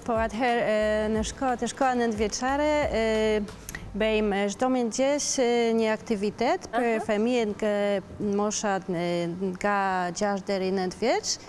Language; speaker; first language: Albanian; non-native, learner; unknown